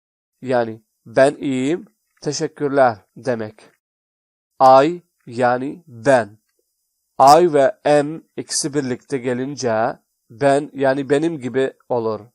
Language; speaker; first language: Turkish; non-native, fluent; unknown